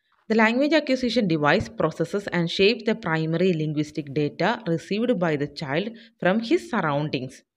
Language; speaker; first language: English; non-native, local second language; Malayalam